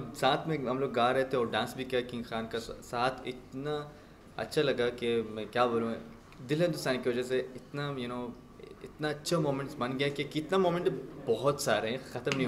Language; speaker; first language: Hindi; non-native, fluent; Arabic